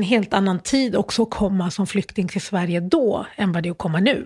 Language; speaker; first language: Swedish; early bilingual, other home language; Arabic